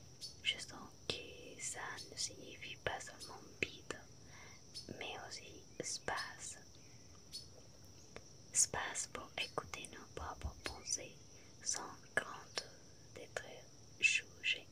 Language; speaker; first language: French; non-native, fluent; Spanish